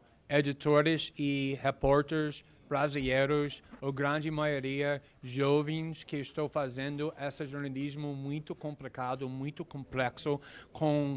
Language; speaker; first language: Portuguese; non-native, fluent; English